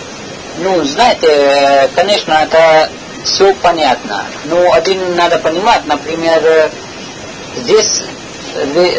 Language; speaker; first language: Russian; non-native, learner; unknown